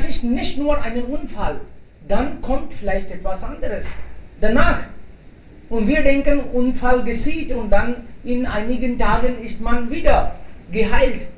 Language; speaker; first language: German; non-native, fluent; Hindi